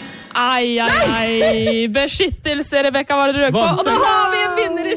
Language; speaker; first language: Norwegian; native; Norwegian